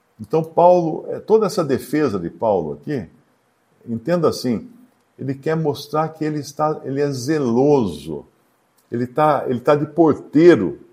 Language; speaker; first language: Portuguese; native; Portuguese